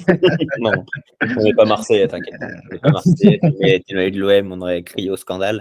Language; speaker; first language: French; native; French